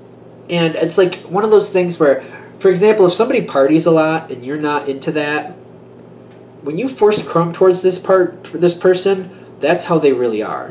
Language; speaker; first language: English; native; English